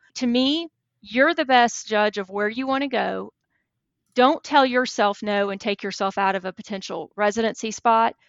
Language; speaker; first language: English; native; English